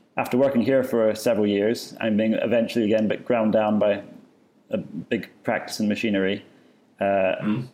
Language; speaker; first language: English; native; English